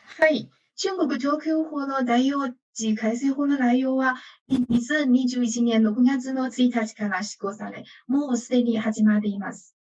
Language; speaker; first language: Japanese; non-native, fluent; Chinese